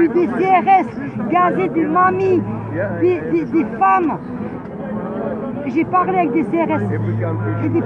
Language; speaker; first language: French; native; French